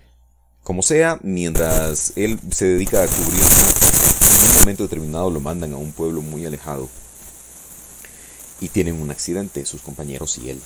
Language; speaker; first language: Spanish; native; Spanish